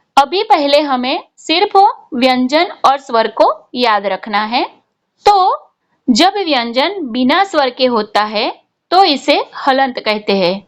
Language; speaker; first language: Hindi; non-native, local second language; Gujarati